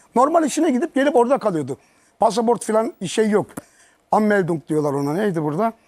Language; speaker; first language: Turkish; early bilingual, heritage; Turkish